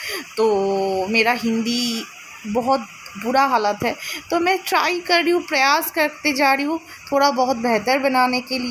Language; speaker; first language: Hindi; non-native, local second language; Bangla